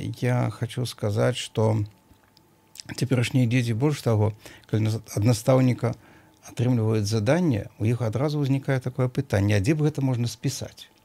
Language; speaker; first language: Belarusian; native; Belarusian